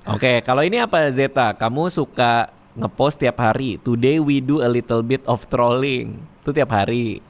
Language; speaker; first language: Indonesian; native; Indonesian